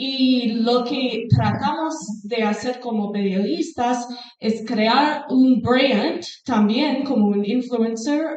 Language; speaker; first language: Spanish; non-native, fluent; English